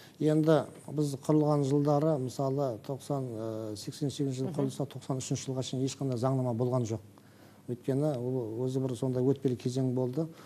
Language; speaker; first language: Kazakh; native; Kazakh